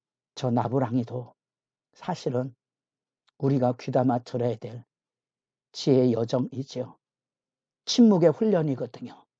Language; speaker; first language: Korean; native; Korean